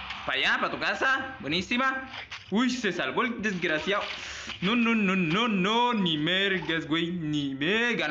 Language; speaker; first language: Spanish; native; Spanish